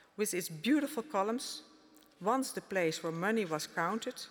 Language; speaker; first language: English; non-native, fluent; Dutch